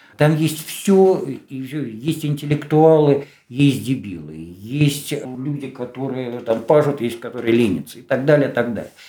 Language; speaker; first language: Russian; native; Russian